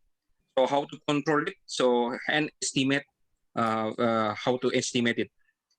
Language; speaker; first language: English; non-native, learner; Indonesian